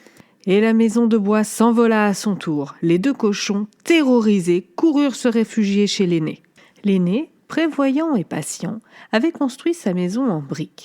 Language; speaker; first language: French; native; French